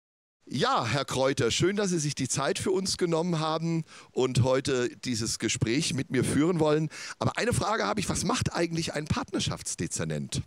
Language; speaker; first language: German; native; German